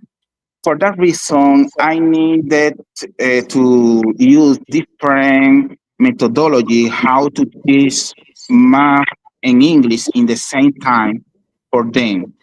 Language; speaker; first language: English; non-native, learner; Spanish